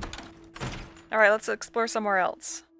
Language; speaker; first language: English; native; English